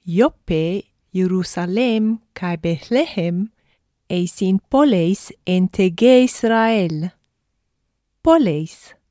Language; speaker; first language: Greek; non-native, fluent; English